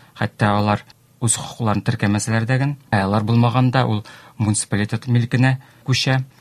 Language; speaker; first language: Tatar; native; Tatar